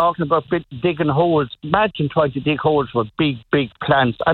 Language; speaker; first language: English; native; English